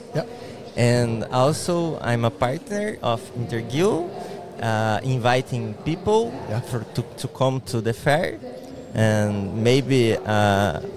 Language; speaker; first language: English; non-native, learner; Portuguese